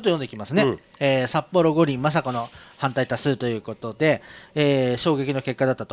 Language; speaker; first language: Japanese; native; Japanese